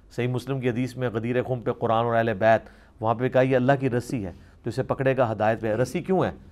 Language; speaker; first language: Urdu; non-native, local second language; Punjabi